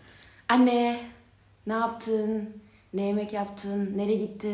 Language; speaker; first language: Turkish; early bilingual, heritage; Turkish